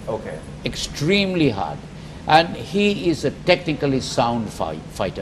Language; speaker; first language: English; non-native, local second language; Filipino